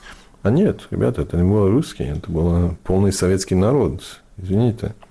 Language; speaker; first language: Russian; non-native, fluent; English